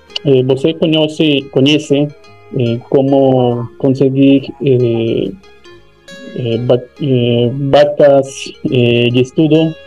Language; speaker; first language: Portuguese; non-native, learner; Spanish